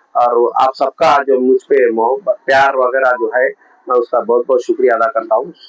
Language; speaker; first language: Hindi; non-native, local second language; Urdu